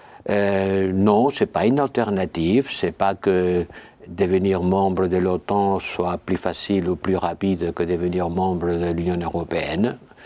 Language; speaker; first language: French; non-native, fluent; Spanish